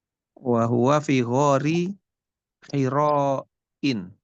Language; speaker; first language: Arabic; non-native, learner; Indonesian